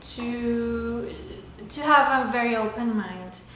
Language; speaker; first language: English; non-native, fluent; Spanish